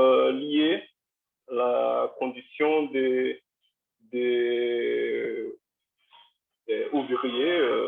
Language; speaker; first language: French; non-native, learner; Portuguese